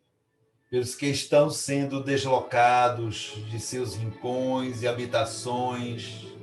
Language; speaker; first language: Portuguese; native; Portuguese